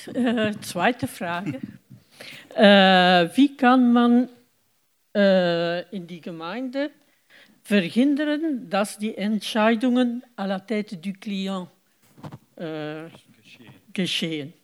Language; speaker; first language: German; non-native, learner; Dutch